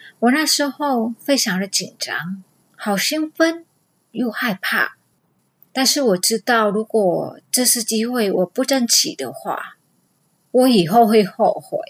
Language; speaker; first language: Chinese; non-native, fluent; Vietnamese